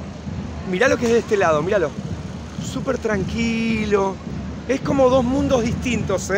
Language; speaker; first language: Spanish; native; Spanish